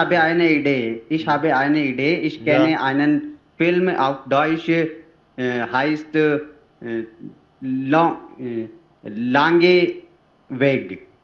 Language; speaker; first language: German; non-native, learner; Hindi